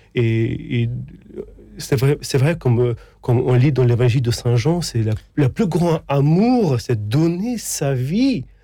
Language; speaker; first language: French; non-native, fluent; Ukrainian